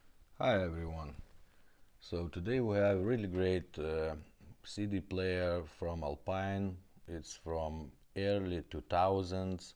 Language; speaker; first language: English; non-native, fluent; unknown